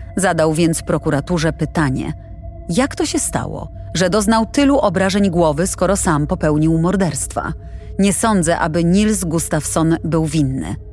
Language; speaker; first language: Polish; native; Polish